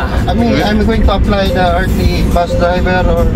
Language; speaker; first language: English; non-native, learner; Filipino